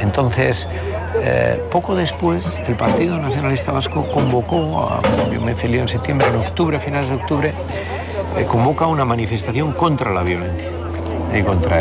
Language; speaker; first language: Spanish; native; Spanish